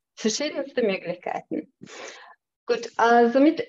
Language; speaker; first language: German; non-native, fluent; Russian